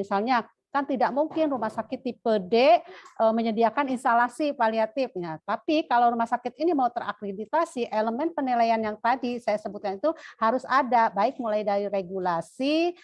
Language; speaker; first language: Indonesian; native; Indonesian